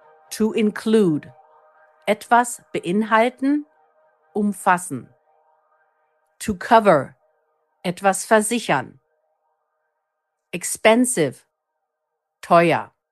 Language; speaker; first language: German; native; German